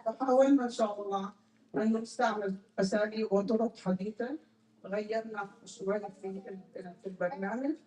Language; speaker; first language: Arabic; native; Arabic